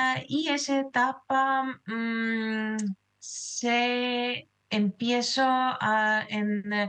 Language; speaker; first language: Spanish; non-native, fluent; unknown